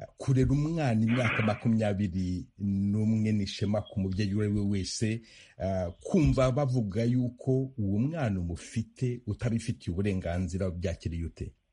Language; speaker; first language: Kinyarwanda; native; Kinyarwanda